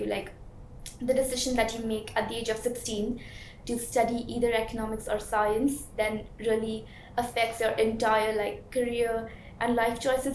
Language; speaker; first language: English; non-native, local second language; Hindi